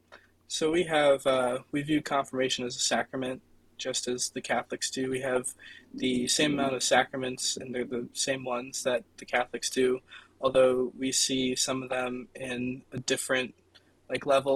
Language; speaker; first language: English; native; English